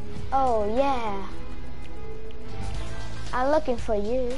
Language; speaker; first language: English; non-native, learner; Portuguese